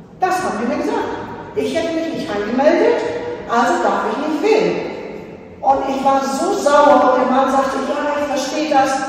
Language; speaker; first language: German; non-native, fluent; Greek